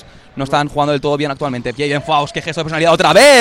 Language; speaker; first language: Spanish; native; Spanish